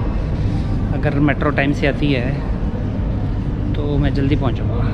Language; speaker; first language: Hindi; native; Hindi